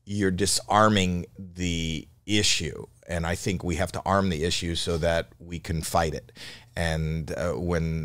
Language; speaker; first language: English; native; English